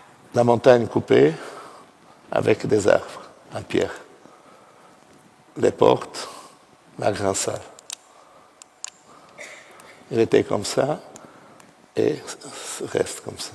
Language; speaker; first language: French; non-native, fluent; Portuguese